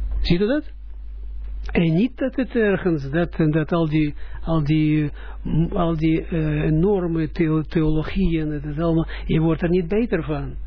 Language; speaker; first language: Dutch; non-native, fluent; Russian